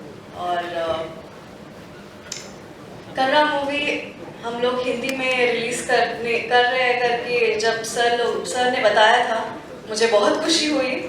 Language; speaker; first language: Hindi; non-native, local second language; Kannada